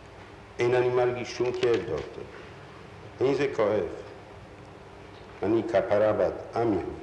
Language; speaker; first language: Hebrew; non-native, fluent; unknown